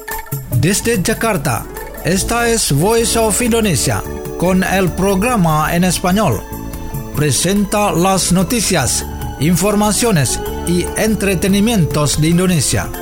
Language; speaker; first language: Spanish; non-native, fluent; Indonesian